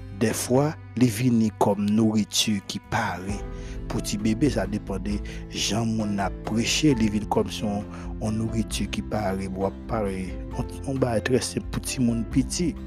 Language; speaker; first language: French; non-native, local second language; Haitian Creole